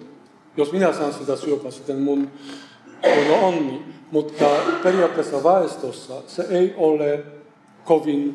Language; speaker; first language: Finnish; non-native, fluent; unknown